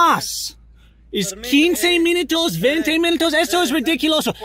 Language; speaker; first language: Spanish; non-native, learner; English